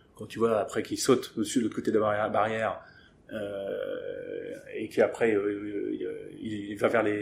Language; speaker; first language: French; early bilingual, other home language; English